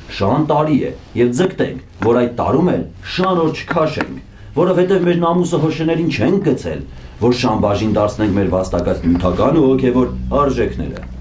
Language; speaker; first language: Armenian; native; Armenian